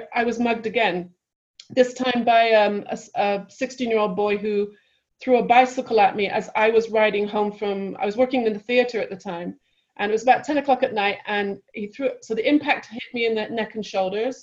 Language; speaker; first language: English; native; English